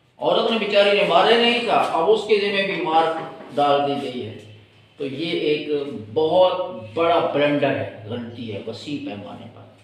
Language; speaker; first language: Urdu; native; Urdu